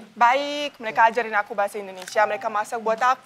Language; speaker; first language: Indonesian; non-native, fluent; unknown